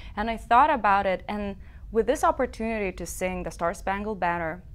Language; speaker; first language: English; non-native, fluent; Lithuanian